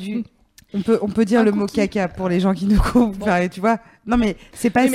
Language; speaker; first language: French; native; French